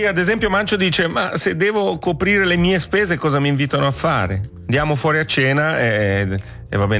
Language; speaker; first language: Italian; native; Italian